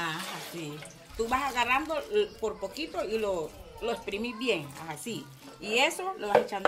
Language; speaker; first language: Spanish; native; Spanish